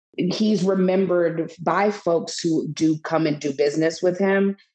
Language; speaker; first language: English; native; English